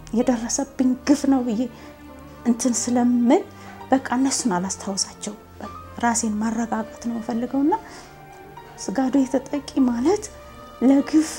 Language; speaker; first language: Amharic; native; Amharic